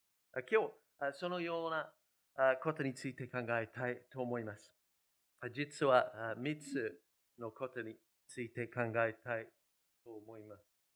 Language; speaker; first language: Japanese; non-native, fluent; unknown